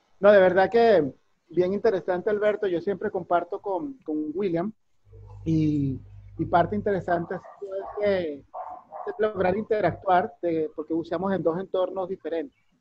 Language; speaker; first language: Spanish; native; Spanish